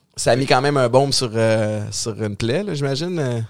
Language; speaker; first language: French; native; French